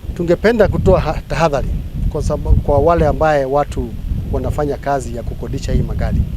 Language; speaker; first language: Swahili; non-native, local second language; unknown